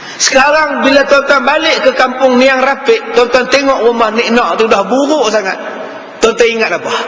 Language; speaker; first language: Malay; native; Malay